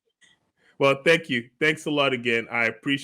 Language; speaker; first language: English; native; English